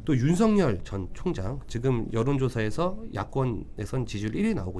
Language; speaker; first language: Korean; native; Korean